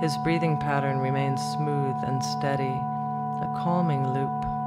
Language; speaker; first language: English; native; English